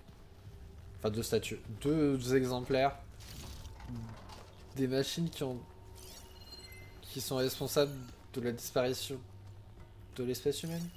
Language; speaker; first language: French; native; French